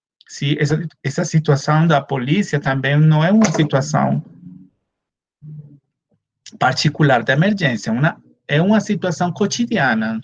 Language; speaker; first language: Portuguese; non-native, fluent; Spanish